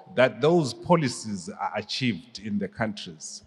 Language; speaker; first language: English; non-native, local second language; Swati